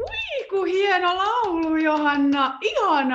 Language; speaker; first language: Finnish; native; Finnish